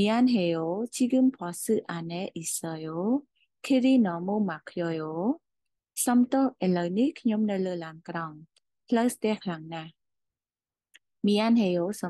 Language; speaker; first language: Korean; non-native, fluent; Khmer